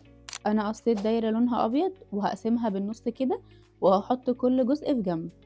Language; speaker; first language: Arabic; native; Arabic